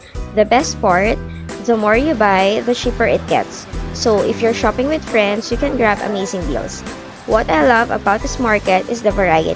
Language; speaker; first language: English; non-native, local second language; Filipino